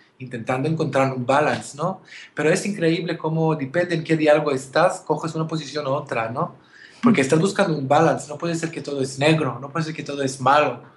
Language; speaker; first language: Spanish; non-native, fluent; Hebrew